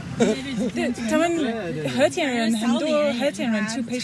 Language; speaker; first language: Chinese; non-native, fluent; English